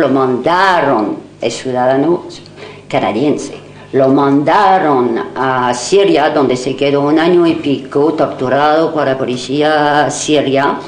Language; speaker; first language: Spanish; non-native, fluent; French